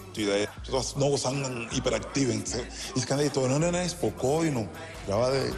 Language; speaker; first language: Bulgarian; non-native, learner; Spanish